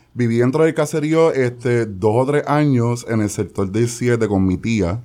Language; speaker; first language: Spanish; native; Spanish